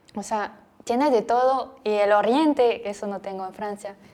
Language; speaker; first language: Spanish; non-native, fluent; French